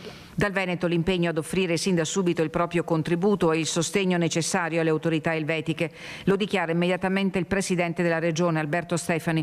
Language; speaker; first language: Italian; native; Italian